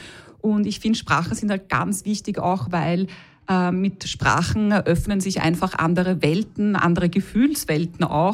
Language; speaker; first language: German; native; German